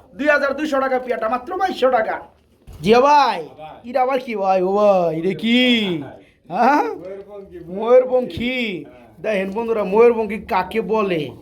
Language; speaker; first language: Bangla; native; Bangla